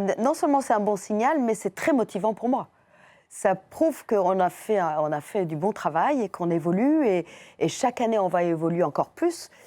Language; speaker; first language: French; non-native, fluent; Persian